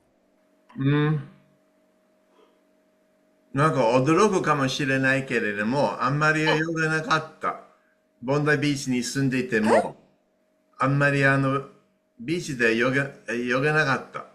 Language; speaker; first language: Japanese; non-native, fluent; English